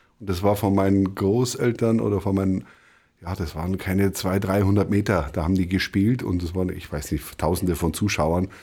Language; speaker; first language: German; native; German